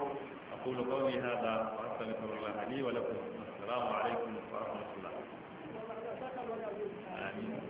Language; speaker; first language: Arabic; non-native, fluent; Hausa